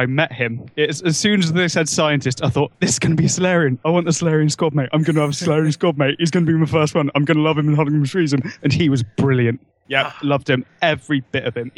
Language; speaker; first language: English; native; English